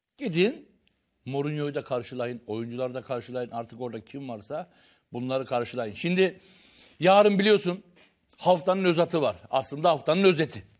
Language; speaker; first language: Turkish; native; Turkish